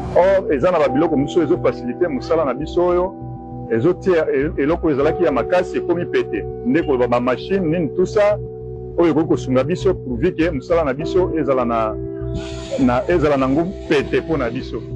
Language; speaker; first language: Lingala; native; Lingala